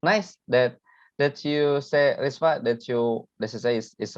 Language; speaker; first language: English; non-native, fluent; Indonesian